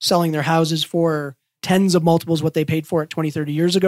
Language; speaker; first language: English; native; English